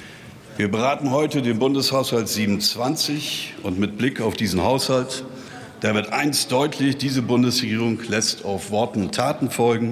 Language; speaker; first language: German; native; German